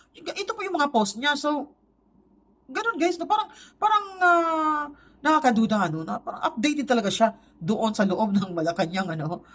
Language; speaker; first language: Filipino; non-native, local second language; Cebuano